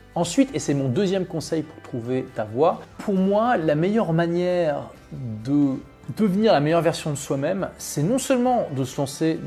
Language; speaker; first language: French; native; French